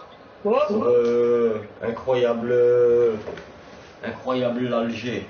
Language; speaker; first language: French; native; French